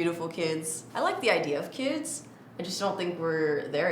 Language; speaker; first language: English; native; English